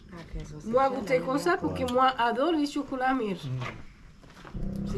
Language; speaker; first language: French; non-native, learner; Spanish